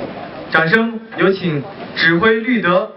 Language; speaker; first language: Chinese; native; Chinese